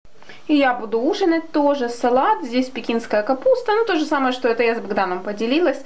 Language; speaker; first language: Russian; native; Russian